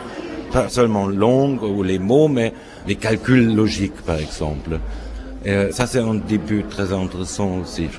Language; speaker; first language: French; non-native, fluent; German